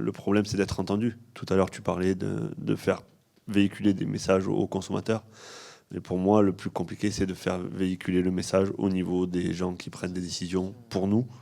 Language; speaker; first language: French; native; French